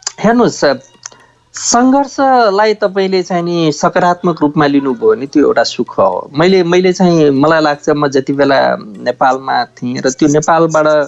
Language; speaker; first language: Nepali; native; Nepali